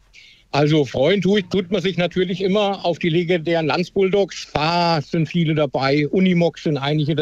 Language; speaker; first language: German; native; German